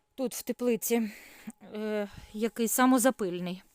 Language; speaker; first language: Ukrainian; native; Ukrainian